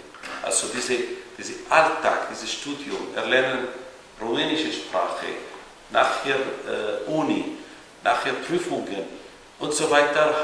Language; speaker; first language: German; non-native, fluent; Arabic